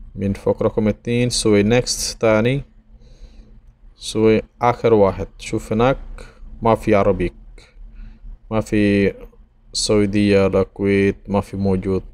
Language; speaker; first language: Arabic; non-native, learner; Bangla